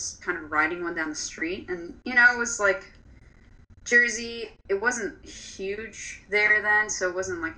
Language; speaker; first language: English; early bilingual, other home language; Polish